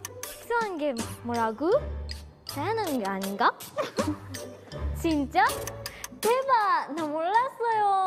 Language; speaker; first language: Korean; non-native, learner; Japanese